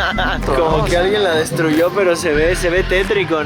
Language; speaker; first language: Spanish; native; Spanish